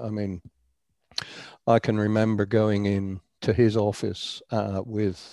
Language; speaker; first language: English; native; English